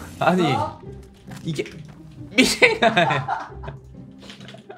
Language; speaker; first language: Korean; native; Korean